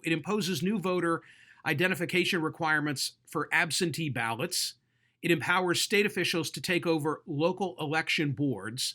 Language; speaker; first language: English; native; English